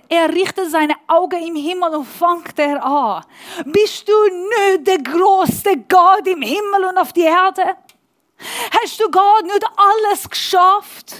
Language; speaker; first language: German; non-native, learner; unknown